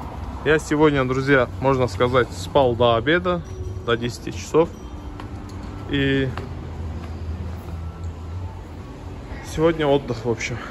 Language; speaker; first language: Russian; non-native, local second language; Turkish